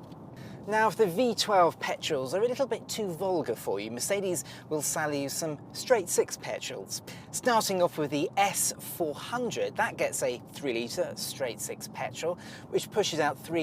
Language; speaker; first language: English; native; English